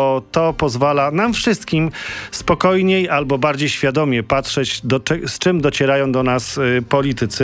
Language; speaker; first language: Polish; native; Polish